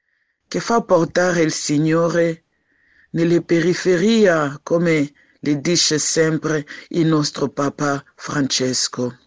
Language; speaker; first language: Italian; non-native, learner; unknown